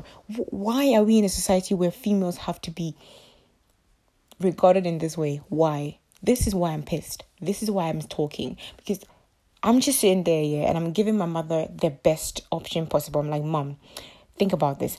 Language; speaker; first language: English; non-native, local second language; Akan